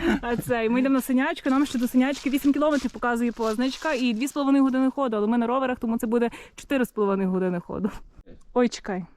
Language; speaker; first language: Ukrainian; native; Ukrainian